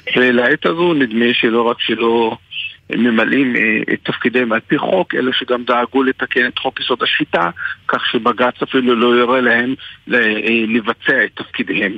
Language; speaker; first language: Hebrew; non-native, local second language; Arabic